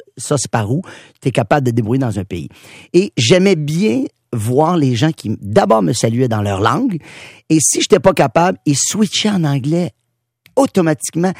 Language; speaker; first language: French; native; French